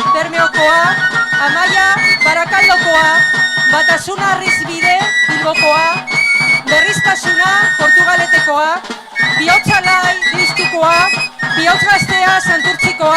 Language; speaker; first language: Basque; native; Basque